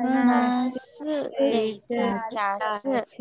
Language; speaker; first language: Chinese; non-native, learner; Indonesian